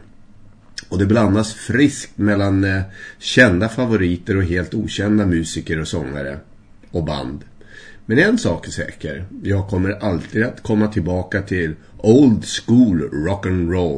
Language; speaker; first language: Swedish; native; Swedish